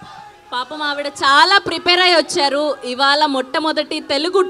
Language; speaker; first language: Telugu; native; Telugu